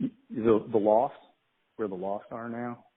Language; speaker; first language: English; native; English